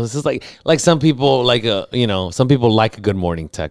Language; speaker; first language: English; early bilingual, other home language; Spanish